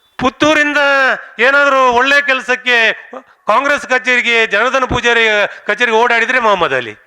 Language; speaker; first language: Kannada; non-native, local second language; Tulu